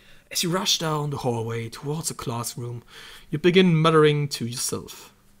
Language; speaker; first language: English; non-native, fluent; German